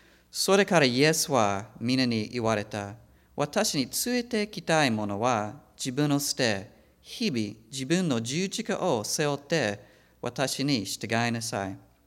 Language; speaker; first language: Japanese; non-native, fluent; English